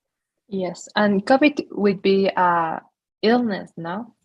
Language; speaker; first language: English; non-native, learner; Spanish